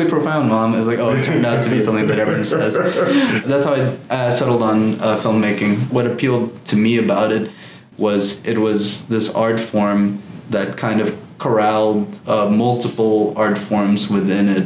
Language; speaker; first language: English; non-native, local second language; Filipino